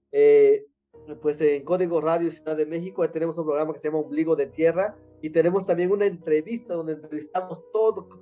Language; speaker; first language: Spanish; non-native, local second language; Nahuatl languages